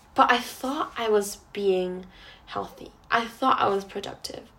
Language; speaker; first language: English; non-native, local second language; Cantonese